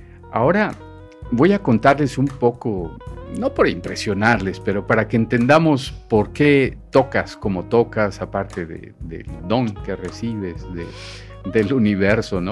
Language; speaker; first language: Spanish; native; Spanish